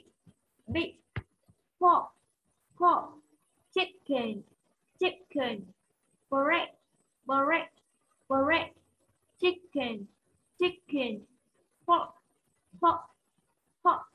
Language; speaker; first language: English; non-native, learner; Vietnamese